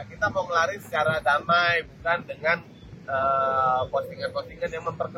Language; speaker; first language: Indonesian; native; Indonesian